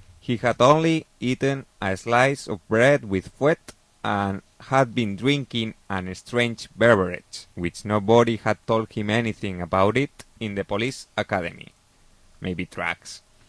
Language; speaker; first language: English; non-native, fluent; Catalan